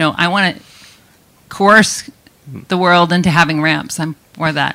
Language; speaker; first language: English; native; English